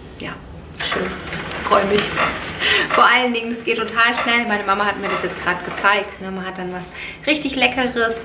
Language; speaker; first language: German; early bilingual, other home language; Italian